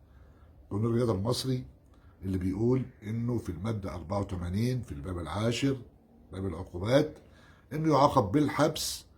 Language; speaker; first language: Arabic; native; Arabic